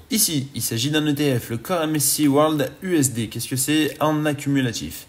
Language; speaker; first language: French; native; French